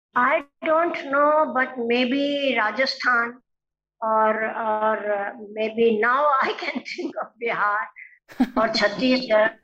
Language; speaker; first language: English; non-native, local second language; Hindi